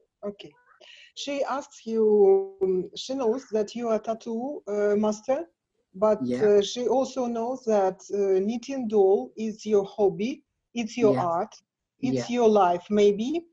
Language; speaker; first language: English; non-native, learner; Russian